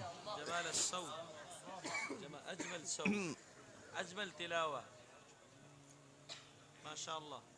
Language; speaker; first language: Arabic; non-native, learner; Urdu